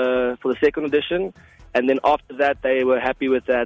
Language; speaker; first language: English; non-native, local second language; Afrikaans